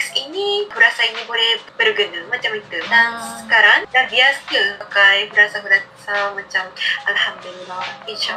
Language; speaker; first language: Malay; non-native, fluent; Japanese